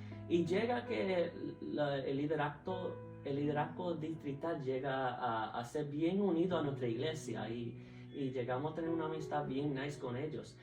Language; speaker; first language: Spanish; early bilingual, heritage; Spanish